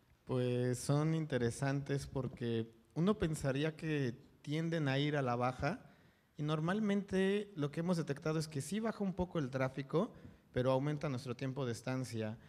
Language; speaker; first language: Spanish; native; Spanish